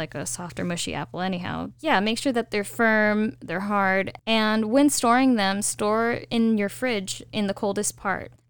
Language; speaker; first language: English; native; English